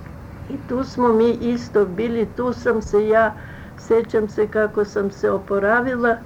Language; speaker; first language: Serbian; early bilingual, other home language; Russian